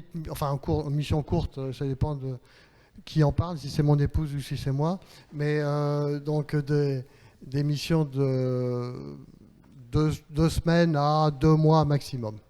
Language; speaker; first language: French; native; French